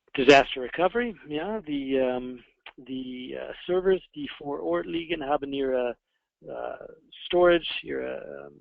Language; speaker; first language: German; non-native, fluent; English